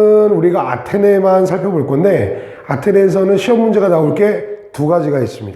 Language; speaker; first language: Korean; native; Korean